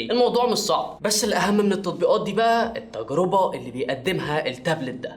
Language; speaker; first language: Arabic; native; Arabic